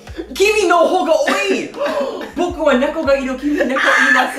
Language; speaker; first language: Japanese; non-native, learner; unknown